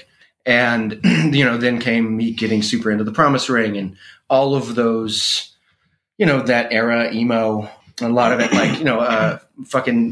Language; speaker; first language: English; native; English